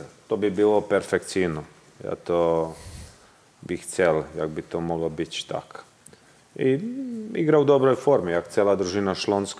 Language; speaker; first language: Polish; non-native, learner; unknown